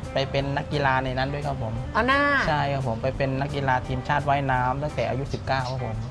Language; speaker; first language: Thai; native; Thai